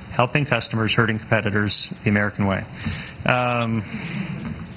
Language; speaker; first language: English; native; English